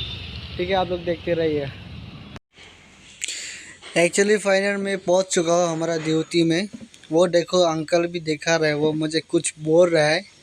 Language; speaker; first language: Hindi; non-native, local second language; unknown